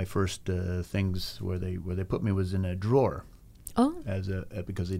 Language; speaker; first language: English; native; English